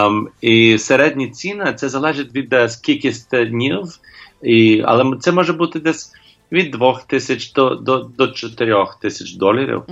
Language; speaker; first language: Ukrainian; non-native, learner; English